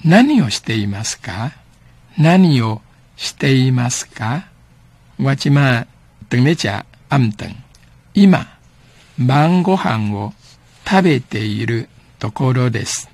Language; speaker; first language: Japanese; non-native, fluent; Min Nan Chinese